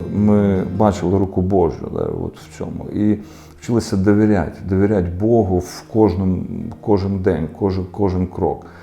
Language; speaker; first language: Ukrainian; non-native, local second language; Russian